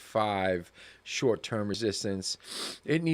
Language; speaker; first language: English; native; English